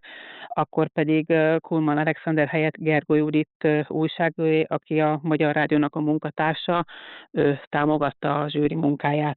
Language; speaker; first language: Hungarian; native; Hungarian